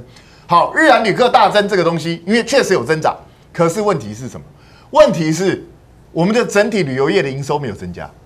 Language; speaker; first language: Chinese; native; Chinese